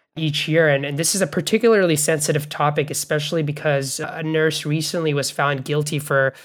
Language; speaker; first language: English; non-native, local second language; Bangla